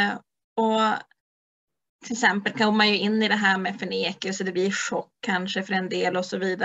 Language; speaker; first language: Swedish; native; Swedish